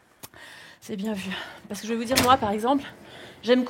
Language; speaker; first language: French; native; French